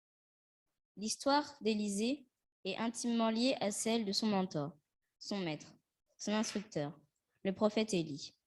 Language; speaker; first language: French; native; French